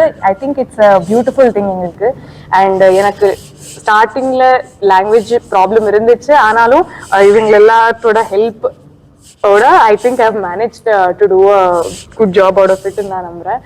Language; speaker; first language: Tamil; non-native, learner; Telugu